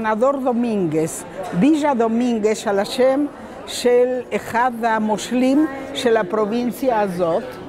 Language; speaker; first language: Hebrew; non-native, local second language; Spanish